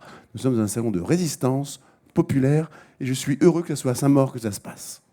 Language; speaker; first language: French; native; French